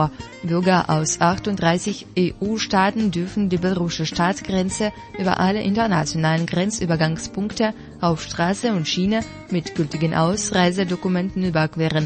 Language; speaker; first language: German; non-native, fluent; Russian